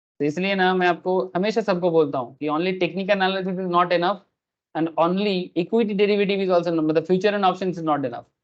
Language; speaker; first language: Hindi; non-native, local second language; Bangla